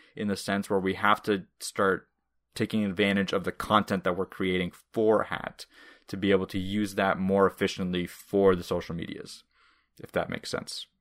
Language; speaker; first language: English; non-native, fluent; Russian